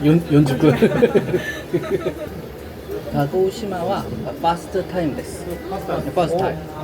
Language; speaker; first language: Japanese; non-native, learner; Korean